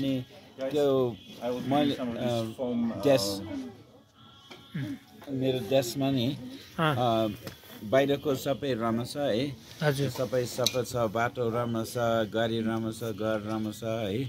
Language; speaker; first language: Nepali; non-native, fluent; English